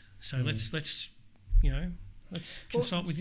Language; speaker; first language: English; native; English